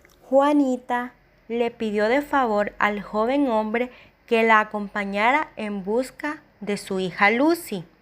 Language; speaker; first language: Spanish; native; Spanish